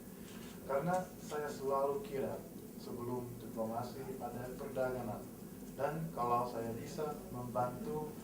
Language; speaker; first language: Indonesian; non-native, fluent; English